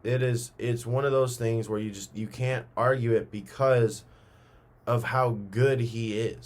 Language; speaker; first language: English; native; English